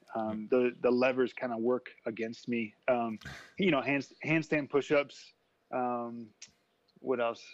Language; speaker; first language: English; native; English